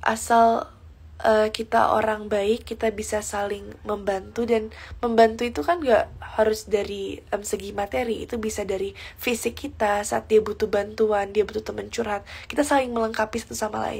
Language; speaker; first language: Indonesian; early bilingual, heritage; Indonesian